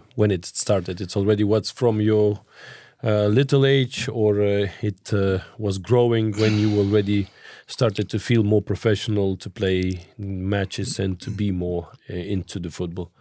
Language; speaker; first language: English; non-native, fluent; Lithuanian